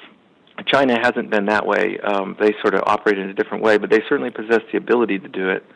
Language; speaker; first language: English; native; English